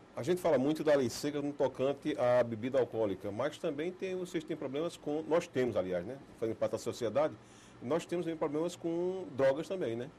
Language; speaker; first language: Portuguese; native; Portuguese